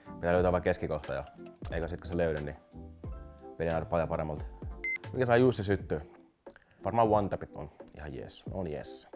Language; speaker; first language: Finnish; early bilingual, other home language; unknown